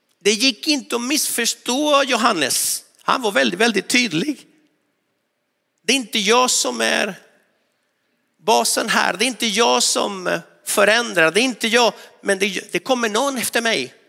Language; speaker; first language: Swedish; non-native, fluent; Spanish